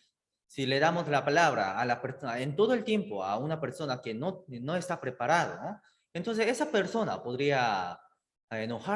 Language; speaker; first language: Spanish; native; Spanish